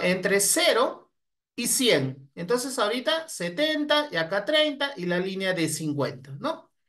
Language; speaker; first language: Spanish; native; Spanish